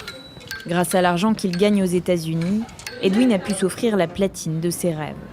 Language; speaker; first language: French; native; French